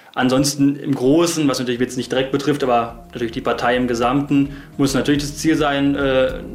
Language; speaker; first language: German; native; German